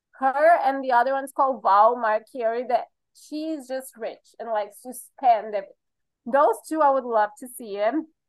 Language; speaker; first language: English; non-native, fluent; Portuguese